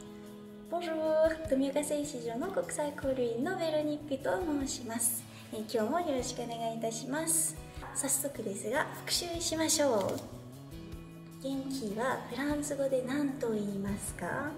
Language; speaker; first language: Japanese; non-native, fluent; French